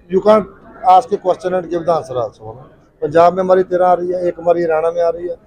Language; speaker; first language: Hindi; non-native, local second language; Punjabi